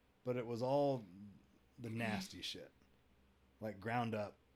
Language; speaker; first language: English; native; English